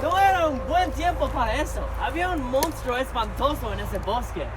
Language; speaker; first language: Spanish; non-native, learner; English